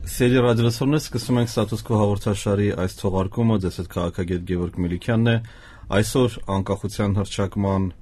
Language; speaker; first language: Armenian; native; Armenian